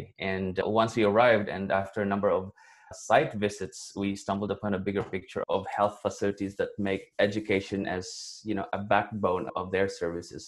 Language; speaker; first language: English; non-native, local second language; Cebuano